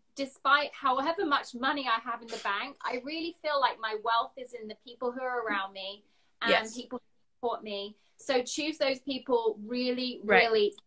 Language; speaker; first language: English; native; English